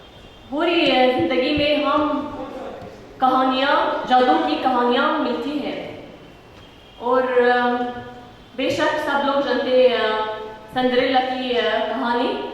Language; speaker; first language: Hindi; non-native, fluent; Arabic